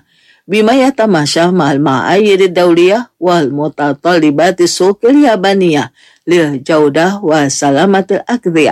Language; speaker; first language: Arabic; non-native, fluent; Indonesian